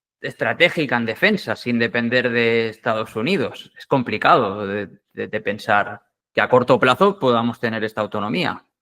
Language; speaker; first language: Spanish; native; Spanish